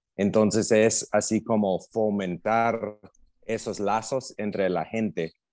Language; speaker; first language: Spanish; non-native, fluent; English